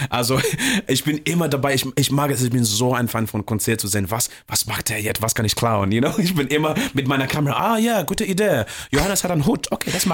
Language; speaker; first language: German; non-native, fluent; English